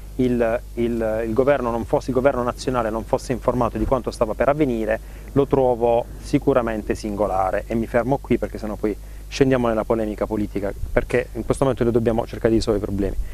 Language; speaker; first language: Italian; native; Italian